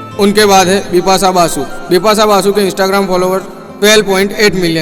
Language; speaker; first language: Hindi; native; Hindi